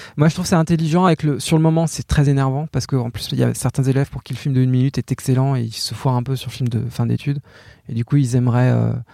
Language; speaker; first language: French; native; French